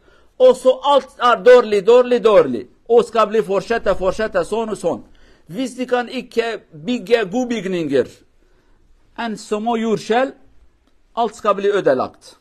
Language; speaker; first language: Norwegian; non-native, learner; Kurdish